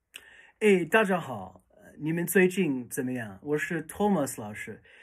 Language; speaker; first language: Chinese; non-native, learner; English